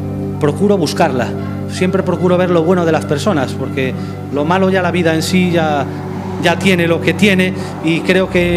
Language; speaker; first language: Spanish; native; Spanish